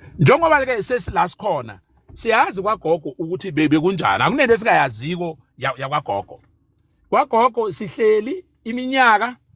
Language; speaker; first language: Zulu; non-native, local second language; South Ndebele